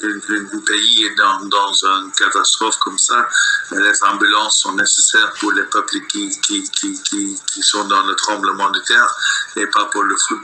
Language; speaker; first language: French; non-native, local second language; Dutch